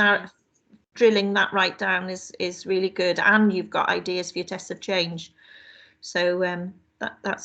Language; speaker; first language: English; native; English